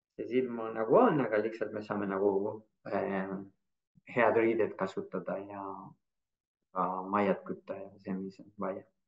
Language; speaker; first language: Estonian; non-native, fluent; Spanish